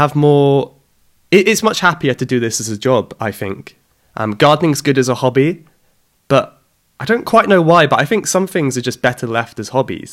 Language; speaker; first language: English; native; English